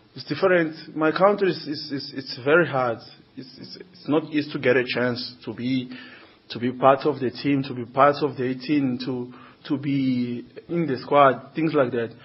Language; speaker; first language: English; non-native, learner; Portuguese